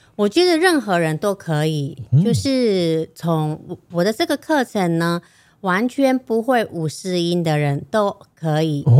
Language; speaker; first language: Chinese; non-native, fluent; Japanese